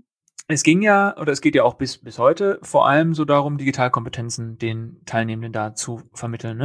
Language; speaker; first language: German; native; German